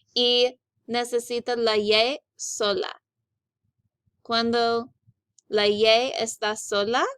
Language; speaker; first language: Spanish; non-native, learner; English